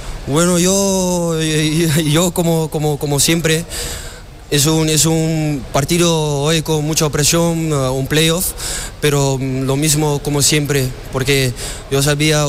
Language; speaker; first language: Spanish; non-native, learner; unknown